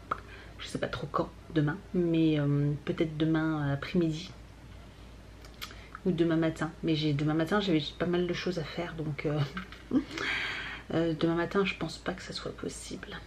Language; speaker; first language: French; native; French